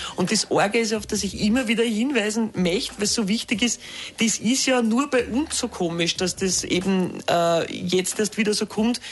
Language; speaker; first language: German; native; German